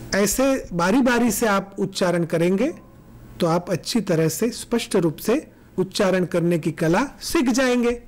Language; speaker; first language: Hindi; non-native, local second language; Gujarati